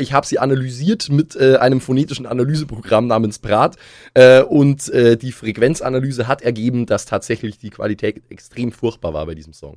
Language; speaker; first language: German; native; German